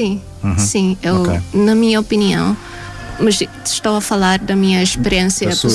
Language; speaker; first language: Portuguese; non-native, fluent; Thai